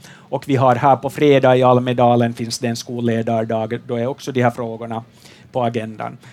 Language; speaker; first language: Swedish; native; Swedish